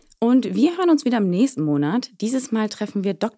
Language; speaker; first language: German; native; German